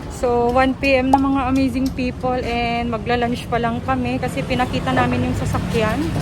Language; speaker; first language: Filipino; non-native, local second language; Iloko